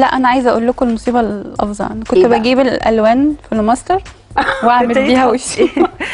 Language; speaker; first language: Arabic; native; Arabic